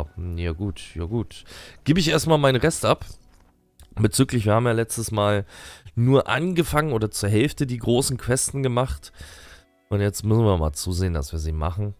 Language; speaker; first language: German; native; German